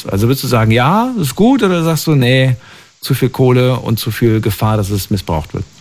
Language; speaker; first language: German; native; German